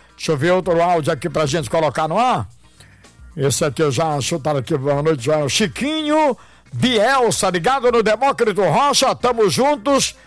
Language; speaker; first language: Portuguese; native; Portuguese